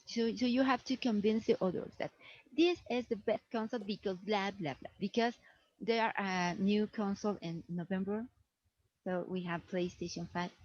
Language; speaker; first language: English; non-native, fluent; Spanish